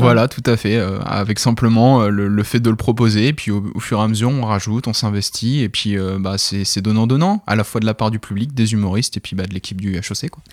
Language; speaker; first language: French; native; French